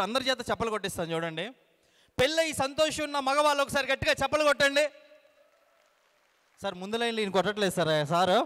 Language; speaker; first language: Telugu; native; Telugu